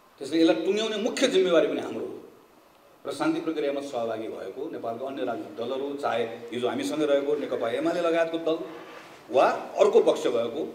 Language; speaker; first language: Nepali; native; Nepali